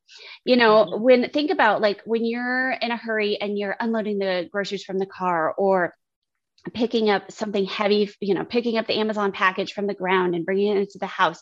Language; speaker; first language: English; native; English